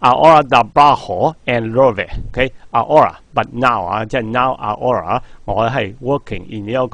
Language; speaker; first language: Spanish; non-native, fluent; Cantonese